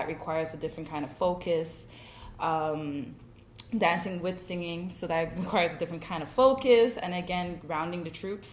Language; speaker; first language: English; native; English